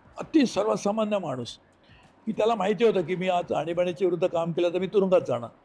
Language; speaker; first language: Marathi; native; Marathi